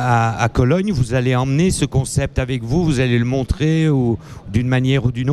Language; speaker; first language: French; native; French